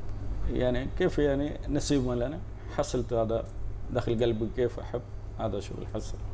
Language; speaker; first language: Arabic; non-native, learner; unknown